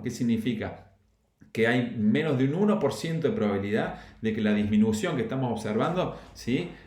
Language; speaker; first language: Spanish; native; Spanish